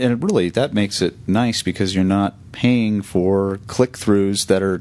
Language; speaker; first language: English; native; English